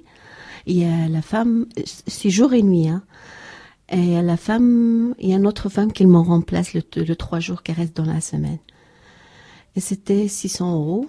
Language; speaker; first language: French; non-native, learner; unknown